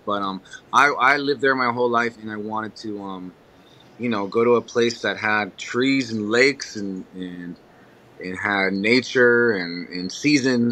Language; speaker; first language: English; native; English